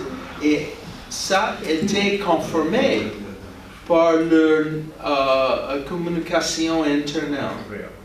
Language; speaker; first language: French; non-native, learner; English